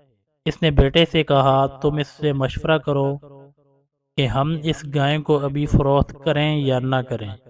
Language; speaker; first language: Urdu; native; Urdu